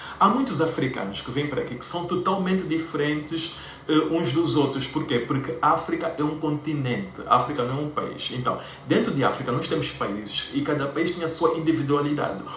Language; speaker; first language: Portuguese; native; Portuguese